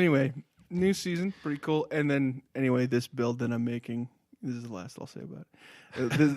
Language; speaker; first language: English; native; English